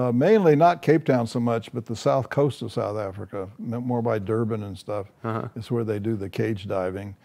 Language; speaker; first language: English; native; English